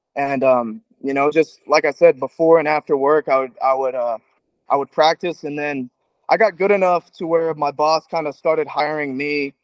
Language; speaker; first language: English; native; English